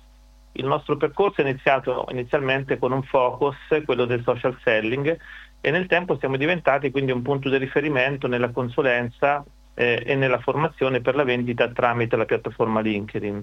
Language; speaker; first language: Italian; native; Italian